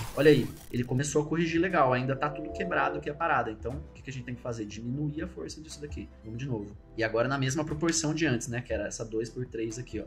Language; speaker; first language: Portuguese; native; Portuguese